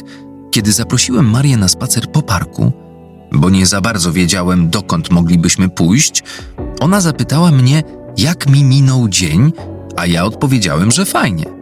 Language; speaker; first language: Polish; native; Polish